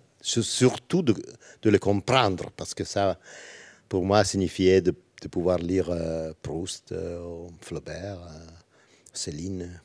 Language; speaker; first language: French; non-native, learner; Italian